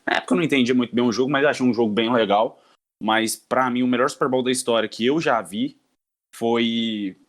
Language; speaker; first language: Portuguese; native; Portuguese